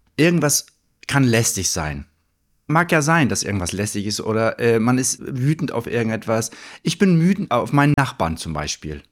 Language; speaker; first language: German; early bilingual, other home language; Turkish